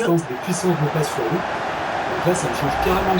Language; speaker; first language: French; native; French